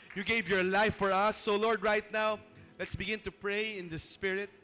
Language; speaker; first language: English; non-native, local second language; Filipino